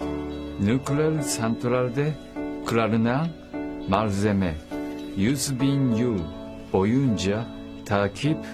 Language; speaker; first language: Turkish; non-native, learner; Japanese